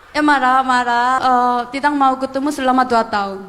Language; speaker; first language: Indonesian; non-native, fluent; Korean